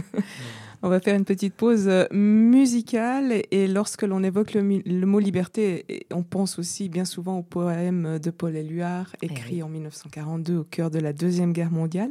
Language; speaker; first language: French; native; French